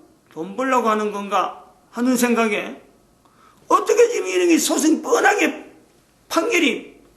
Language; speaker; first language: Korean; native; Korean